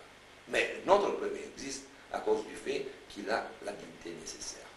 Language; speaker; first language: French; non-native, fluent; Romanian